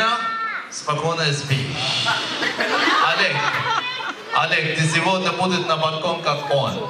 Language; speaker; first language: Russian; non-native, learner; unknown